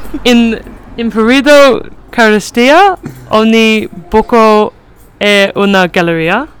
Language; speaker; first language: Italian; non-native, learner; English